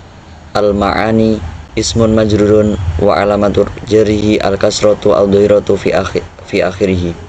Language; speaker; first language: Arabic; non-native, learner; Indonesian